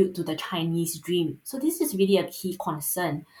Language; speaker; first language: English; native; English